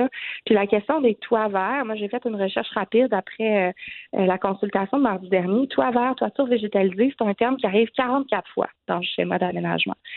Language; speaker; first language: French; native; French